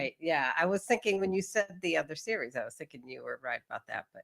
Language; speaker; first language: English; native; English